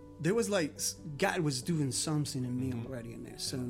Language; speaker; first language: English; non-native, fluent; Spanish